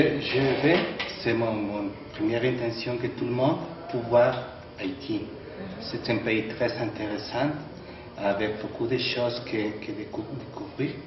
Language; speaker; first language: French; non-native, learner; Spanish